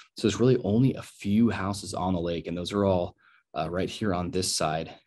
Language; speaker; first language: English; native; English